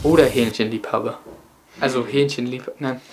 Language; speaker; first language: German; native; German